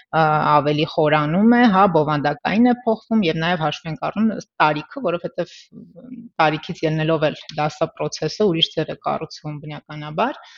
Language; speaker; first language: Armenian; early bilingual, heritage; Armenian